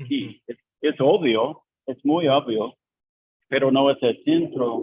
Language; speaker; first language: Spanish; non-native, learner; English